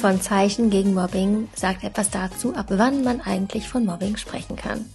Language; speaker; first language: German; native; German